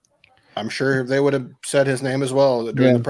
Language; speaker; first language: English; native; English